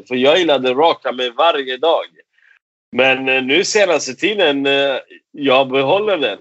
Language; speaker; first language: Swedish; non-native, fluent; Persian